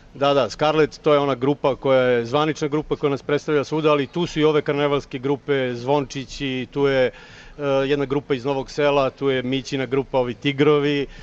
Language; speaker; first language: Serbian; native; Serbian